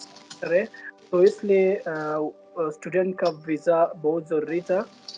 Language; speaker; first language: Hindi; non-native, learner; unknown